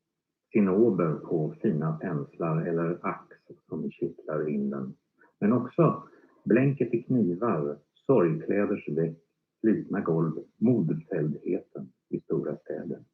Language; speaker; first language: Swedish; native; Swedish